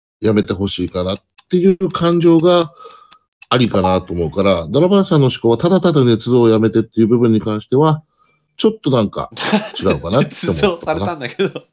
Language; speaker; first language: Japanese; native; Japanese